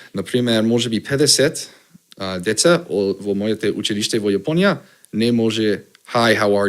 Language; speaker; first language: Macedonian; non-native, learner; English